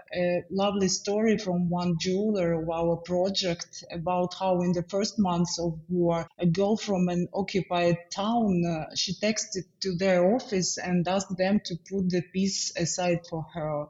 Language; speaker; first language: English; non-native, fluent; Ukrainian